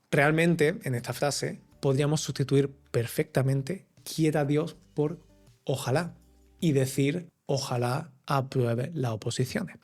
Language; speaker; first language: Spanish; native; Spanish